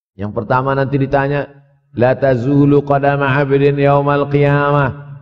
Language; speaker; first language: Malay; native; Malay